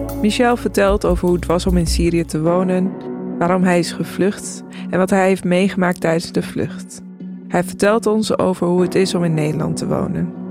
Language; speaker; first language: Dutch; early bilingual, heritage; Dutch